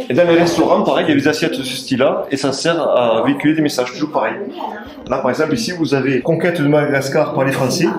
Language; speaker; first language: French; native; French